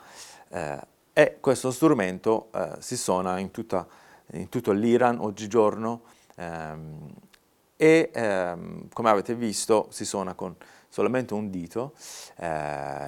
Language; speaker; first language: Italian; non-native, fluent; Persian